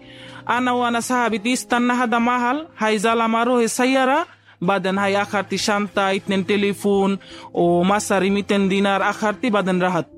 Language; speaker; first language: Arabic; non-native, learner; Bangla